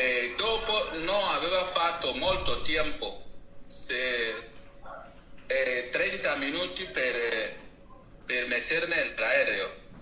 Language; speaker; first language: Italian; non-native, learner; Spanish